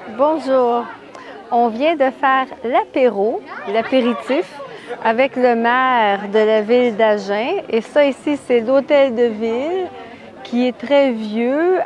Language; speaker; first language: French; native; French